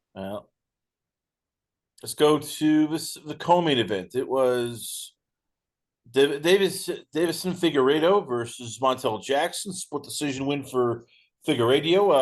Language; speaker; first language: English; native; English